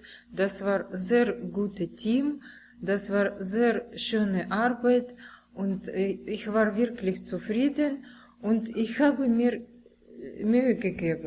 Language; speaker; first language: German; non-native, learner; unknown